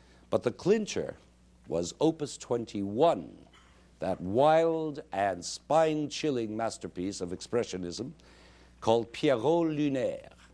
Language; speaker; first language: English; native; English